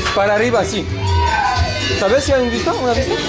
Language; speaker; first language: Spanish; non-native, learner; French